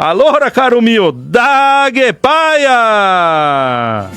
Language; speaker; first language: Italian; early bilingual, heritage; Portuguese